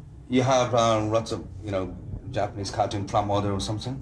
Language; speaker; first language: English; non-native, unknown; Japanese